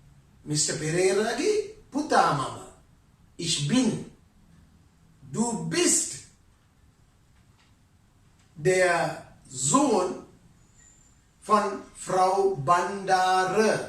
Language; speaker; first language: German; non-native, fluent; Sinhala